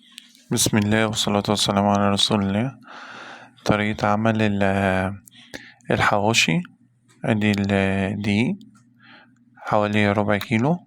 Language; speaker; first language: Arabic; native; Arabic